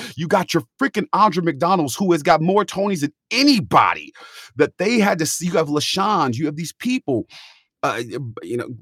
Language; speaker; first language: English; native; English